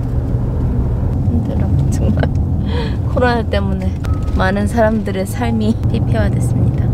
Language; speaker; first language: Korean; native; Korean